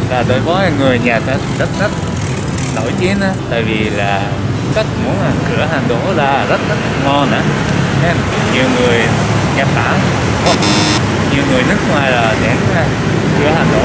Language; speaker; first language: Vietnamese; non-native, learner; Japanese